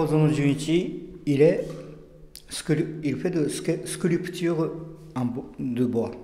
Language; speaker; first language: French; non-native, fluent; Japanese